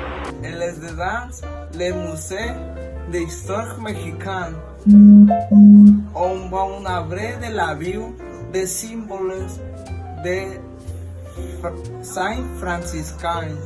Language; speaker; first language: French; non-native, learner; Spanish